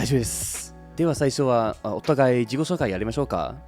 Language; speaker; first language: Japanese; non-native, fluent; English